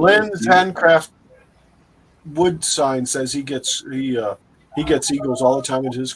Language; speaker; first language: English; native; English